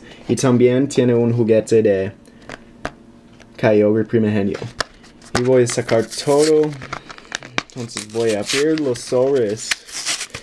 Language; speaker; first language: Spanish; non-native, learner; English